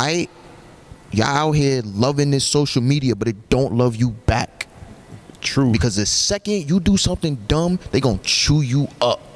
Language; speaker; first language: English; native; English